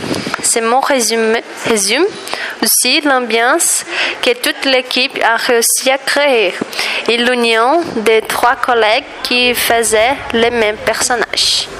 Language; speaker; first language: French; non-native, learner; Portuguese